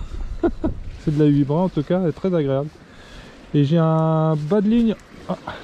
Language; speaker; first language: French; native; French